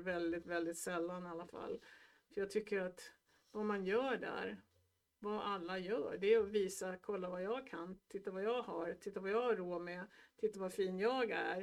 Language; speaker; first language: Swedish; native; Swedish